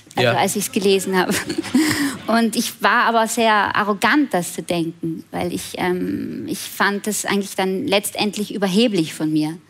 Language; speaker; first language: German; native; German